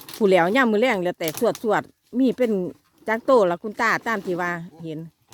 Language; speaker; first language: Thai; native; Thai